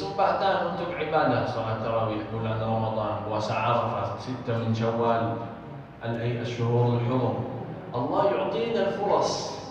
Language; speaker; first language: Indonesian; non-native, fluent; Arabic